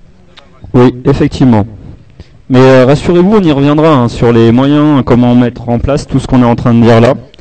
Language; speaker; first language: French; native; French